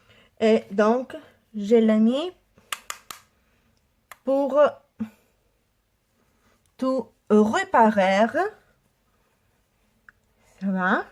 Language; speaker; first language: French; non-native, learner; Italian